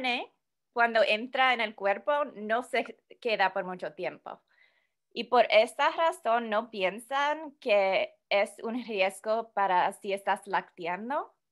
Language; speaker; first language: Spanish; non-native, fluent; English